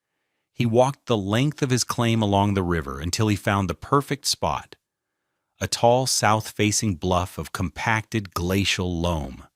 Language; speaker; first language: English; native; English